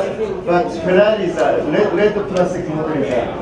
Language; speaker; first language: English; non-native, learner; Japanese